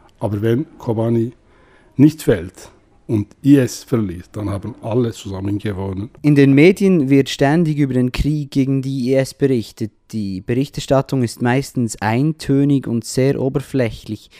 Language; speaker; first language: German; non-native, fluent; Kurdish